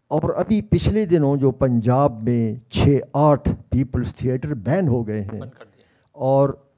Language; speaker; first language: Urdu; native; Urdu